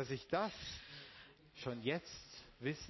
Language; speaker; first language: German; non-native, fluent; Romanian